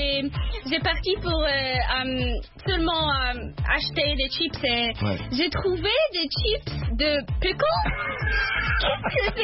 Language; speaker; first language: French; non-native, learner; Arabic